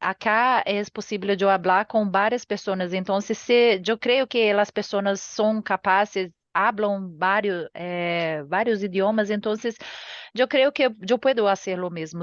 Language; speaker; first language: Spanish; non-native, learner; Portuguese